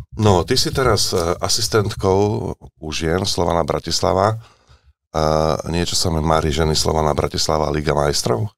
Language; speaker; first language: Slovak; native; Slovak